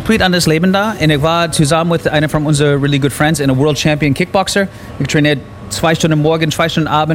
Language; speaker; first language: German; non-native, fluent; English